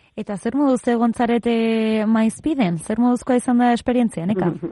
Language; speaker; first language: Basque; native; Basque